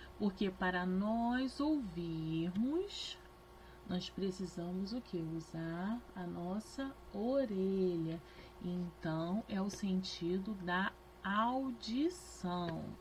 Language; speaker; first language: Portuguese; native; Portuguese